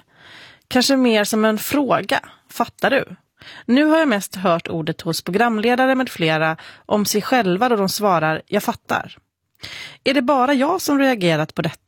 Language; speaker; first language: Swedish; native; Swedish